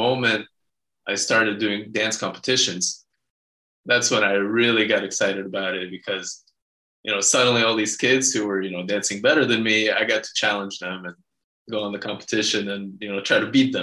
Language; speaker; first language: English; early bilingual, other home language; Hebrew